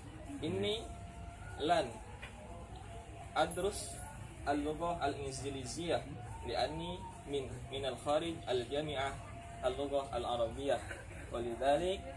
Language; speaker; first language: Arabic; non-native, learner; Indonesian